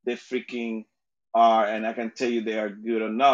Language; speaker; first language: English; non-native, fluent; Spanish